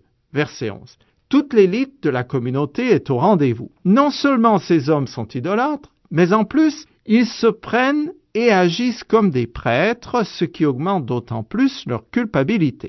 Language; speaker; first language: French; native; French